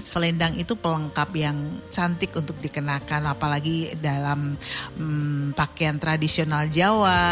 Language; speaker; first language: Indonesian; native; Indonesian